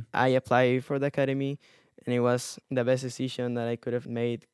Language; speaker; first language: English; non-native, fluent; Spanish